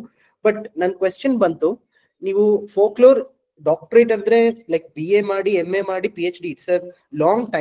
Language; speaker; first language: Kannada; non-native, local second language; Malayalam